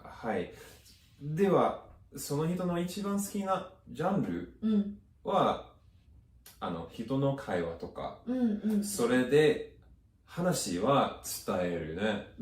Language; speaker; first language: Japanese; non-native, fluent; English